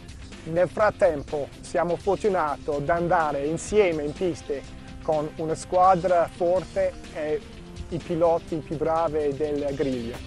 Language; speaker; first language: Italian; non-native, fluent; English